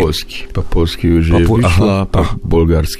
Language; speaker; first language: Russian; non-native, learner; Hungarian